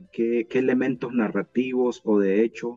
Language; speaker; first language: Spanish; native; Spanish